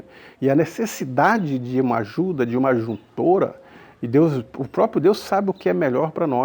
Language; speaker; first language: Portuguese; native; Portuguese